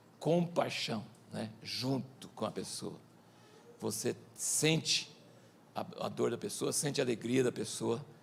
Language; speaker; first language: Portuguese; early bilingual, other home language; English